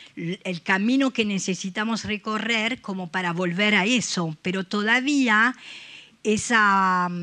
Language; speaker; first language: Spanish; non-native, fluent; French